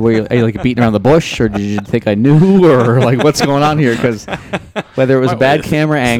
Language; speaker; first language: English; native; English